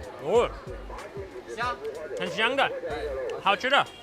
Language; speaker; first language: Chinese; non-native, learner; English